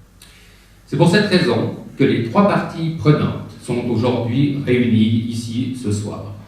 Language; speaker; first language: French; native; French